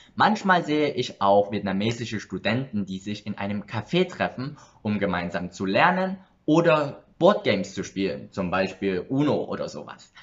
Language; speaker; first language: German; early bilingual, other home language; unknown